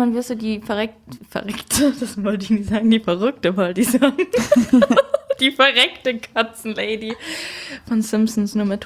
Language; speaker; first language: German; native; German